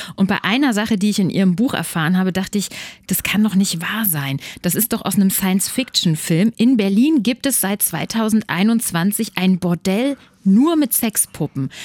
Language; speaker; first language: German; native; German